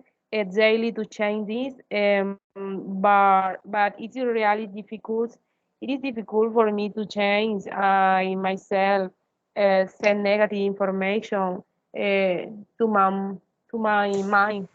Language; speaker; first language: English; non-native, learner; Spanish